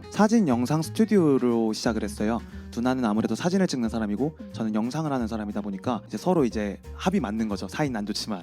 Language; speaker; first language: Korean; native; Korean